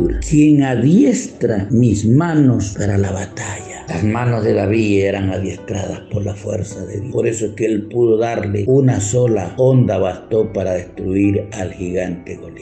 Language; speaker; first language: Spanish; native; Spanish